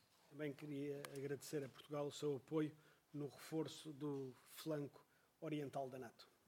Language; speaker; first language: Portuguese; native; Portuguese